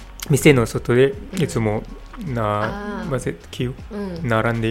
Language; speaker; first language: Japanese; non-native, learner; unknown